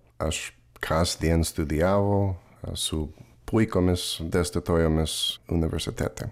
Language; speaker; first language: Lithuanian; non-native, learner; English